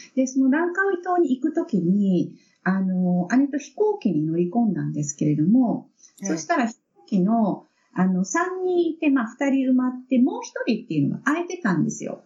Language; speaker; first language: Japanese; native; Japanese